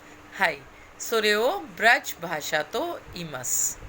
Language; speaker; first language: Japanese; non-native, fluent; Hindi